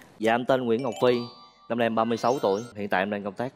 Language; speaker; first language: Vietnamese; native; Vietnamese